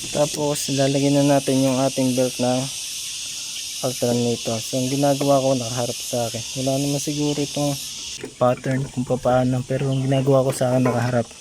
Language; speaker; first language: Filipino; native; Filipino